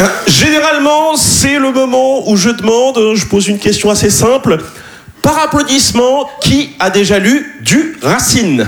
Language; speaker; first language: French; native; French